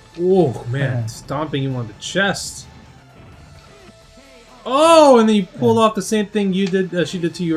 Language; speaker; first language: English; native; English